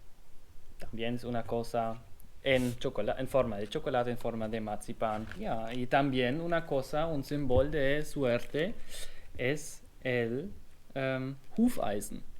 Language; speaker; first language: Spanish; non-native, learner; German